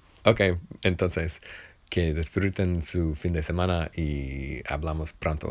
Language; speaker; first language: Spanish; non-native, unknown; English